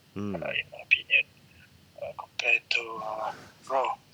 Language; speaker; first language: English; non-native, local second language; Malay